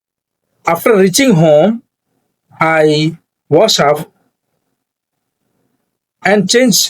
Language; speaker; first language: English; non-native, learner; Bangla